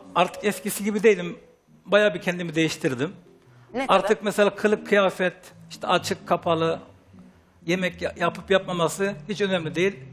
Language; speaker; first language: Turkish; native; Turkish